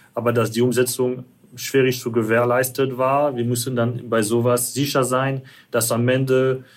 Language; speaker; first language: German; non-native, fluent; French